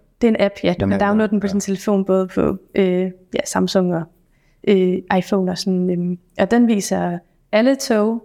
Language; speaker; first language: Danish; native; Danish